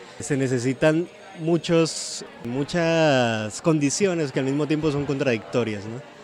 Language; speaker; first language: Spanish; native; Spanish